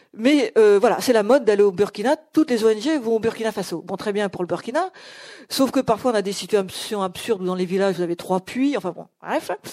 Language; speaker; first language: French; native; French